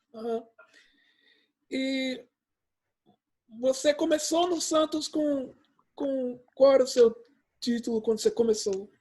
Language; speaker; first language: Portuguese; early bilingual, heritage; English